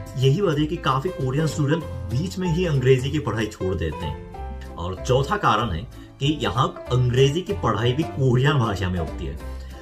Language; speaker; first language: Hindi; non-native, fluent; Korean